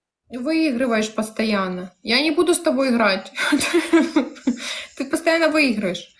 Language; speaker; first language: Russian; native; Russian